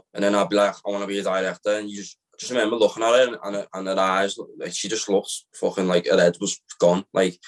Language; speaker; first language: English; native; English